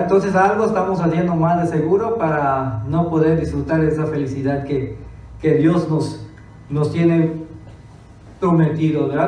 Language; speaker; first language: Spanish; early bilingual, other home language; English